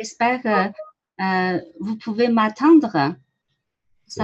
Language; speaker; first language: French; non-native, learner; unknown